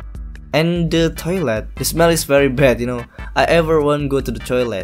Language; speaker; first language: English; non-native, learner; Indonesian